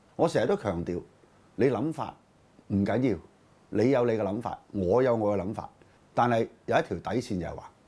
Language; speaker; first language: Cantonese; native; Cantonese